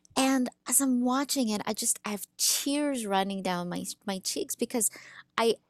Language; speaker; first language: English; early bilingual, other home language; Russian